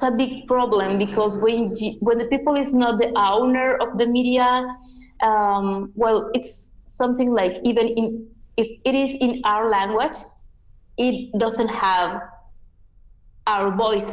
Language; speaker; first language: English; non-native, fluent; Yucateco